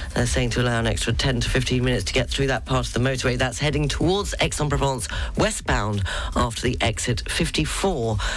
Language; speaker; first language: English; native; English